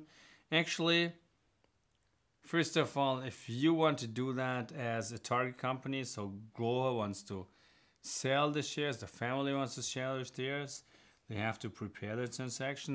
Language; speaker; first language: English; non-native, fluent; German